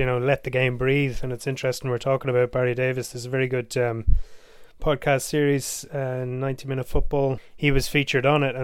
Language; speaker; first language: English; native; English